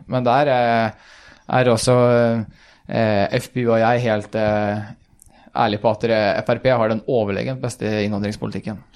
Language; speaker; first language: Norwegian; early bilingual, other home language; Swedish